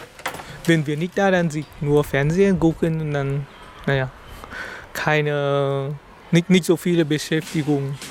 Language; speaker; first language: German; non-native, learner; Vietnamese